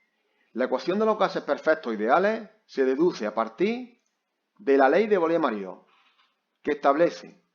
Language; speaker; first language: Spanish; native; Spanish